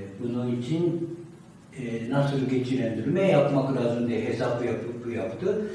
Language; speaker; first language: Turkish; non-native, learner; Japanese